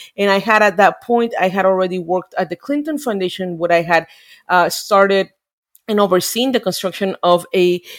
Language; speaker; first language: English; non-native, fluent; Spanish